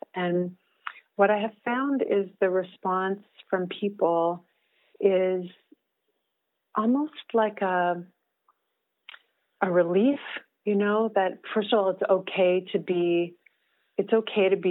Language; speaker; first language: English; native; English